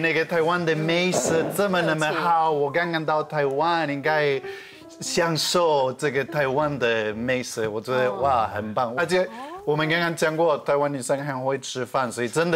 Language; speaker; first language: Chinese; non-native, fluent; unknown